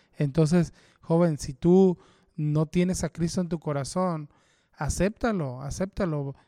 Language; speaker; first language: Spanish; early bilingual, heritage; Spanish